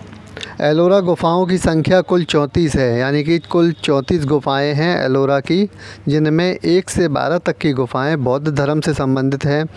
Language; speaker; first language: Hindi; native; Hindi